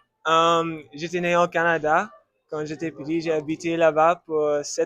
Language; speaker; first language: French; non-native, learner; English